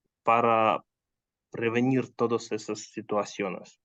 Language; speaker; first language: Spanish; non-native, fluent; Russian